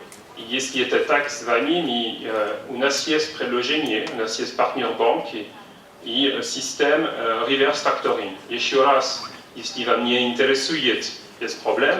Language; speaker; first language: Russian; non-native, fluent; French